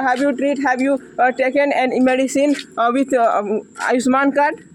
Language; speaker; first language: English; non-native, learner; Hindi